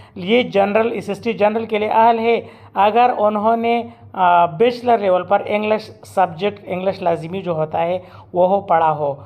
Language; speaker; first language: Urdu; non-native, local second language; Pashto